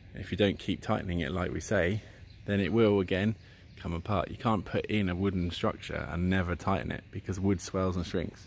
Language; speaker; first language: English; native; English